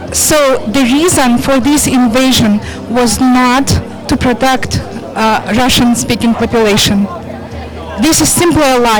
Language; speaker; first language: English; non-native, fluent; Russian